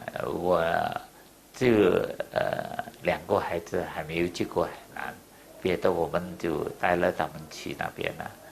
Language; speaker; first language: Chinese; early bilingual, heritage; Chinese